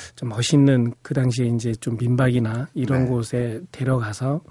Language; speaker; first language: Korean; native; Korean